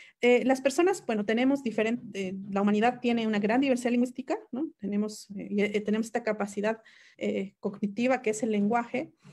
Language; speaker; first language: Spanish; non-native, local second language; Mixtepec Mixtec